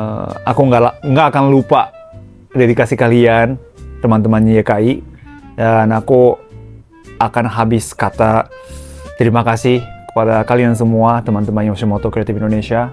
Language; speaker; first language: Indonesian; non-native, fluent; Japanese